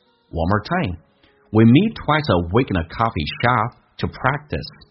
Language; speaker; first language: English; non-native, fluent; Chinese